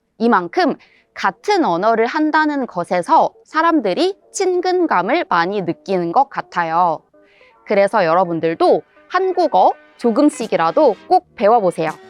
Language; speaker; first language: Korean; native; Korean